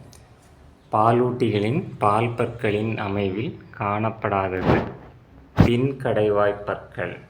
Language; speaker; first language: Tamil; native; Tamil